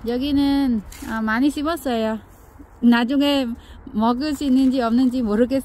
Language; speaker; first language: Korean; non-native, learner; Vietnamese